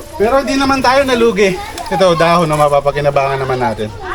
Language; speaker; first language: Filipino; native; Filipino